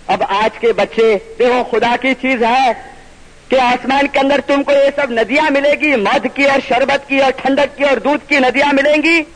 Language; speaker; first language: Urdu; non-native, local second language; Gujarati